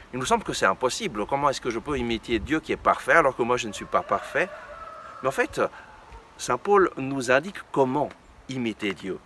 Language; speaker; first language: French; native; French